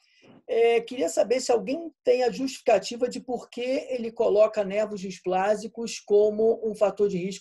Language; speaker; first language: Portuguese; native; Portuguese